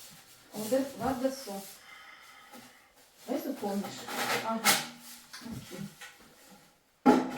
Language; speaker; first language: German; non-native, learner; Russian